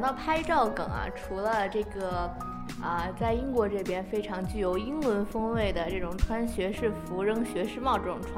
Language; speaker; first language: Chinese; native; Chinese